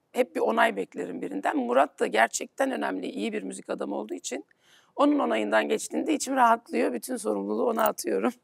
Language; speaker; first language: Turkish; native; Turkish